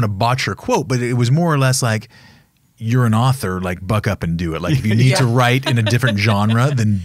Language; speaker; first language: English; native; English